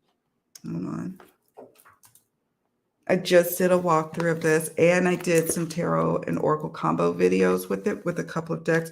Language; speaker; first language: English; native; English